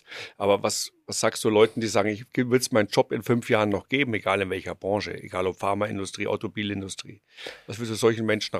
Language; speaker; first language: German; native; German